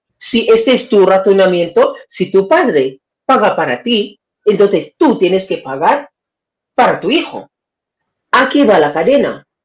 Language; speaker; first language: Spanish; non-native, fluent; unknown